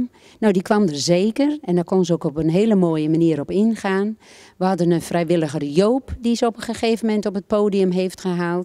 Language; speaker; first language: Dutch; native; Dutch